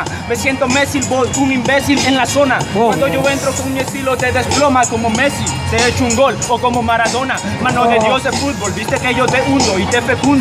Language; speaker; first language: Spanish; native; Spanish